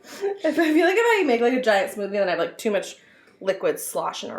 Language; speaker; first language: English; native; English